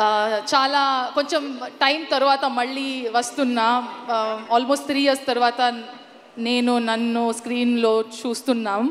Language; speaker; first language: Telugu; non-native, learner; Kannada